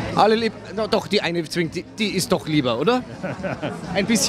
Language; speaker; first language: German; native; German